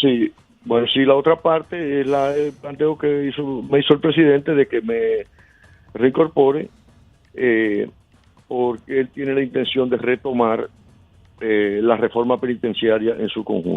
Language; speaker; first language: Spanish; native; Spanish